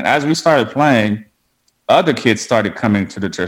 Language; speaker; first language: English; non-native, fluent; Haitian Creole